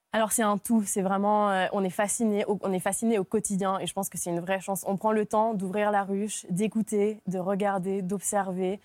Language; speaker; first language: French; early bilingual, other home language; Hungarian